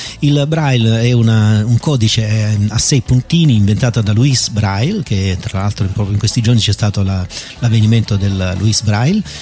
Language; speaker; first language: Italian; native; Italian